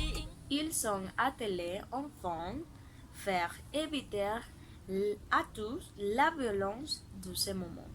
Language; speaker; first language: French; non-native, learner; Spanish